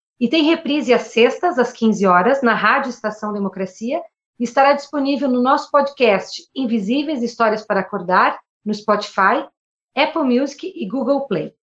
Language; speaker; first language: Portuguese; native; Portuguese